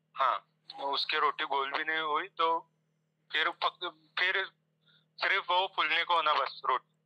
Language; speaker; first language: Hindi; non-native, local second language; Marathi